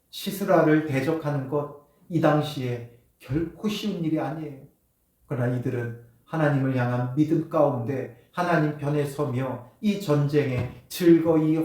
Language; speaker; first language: Korean; native; Korean